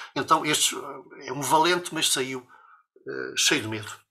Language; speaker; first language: Portuguese; native; Portuguese